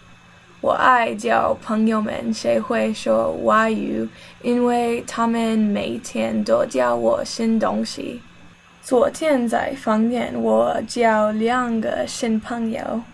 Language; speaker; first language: Chinese; non-native, learner; English